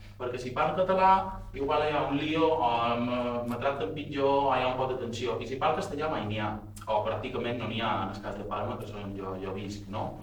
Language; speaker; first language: Catalan; native; Catalan